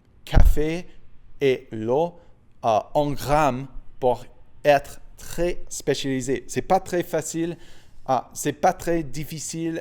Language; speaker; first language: French; non-native, fluent; English